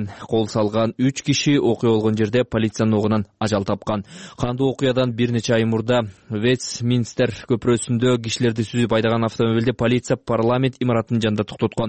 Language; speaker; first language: Kyrgyz; native; Kyrgyz